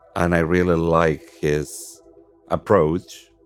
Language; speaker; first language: English; non-native, fluent; Spanish